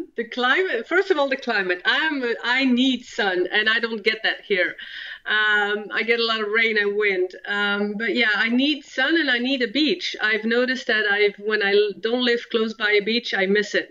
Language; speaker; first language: English; non-native, fluent; Dutch